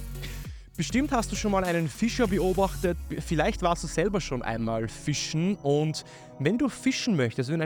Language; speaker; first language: German; native; German